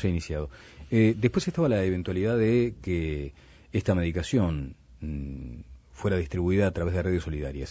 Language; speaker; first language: Spanish; native; Spanish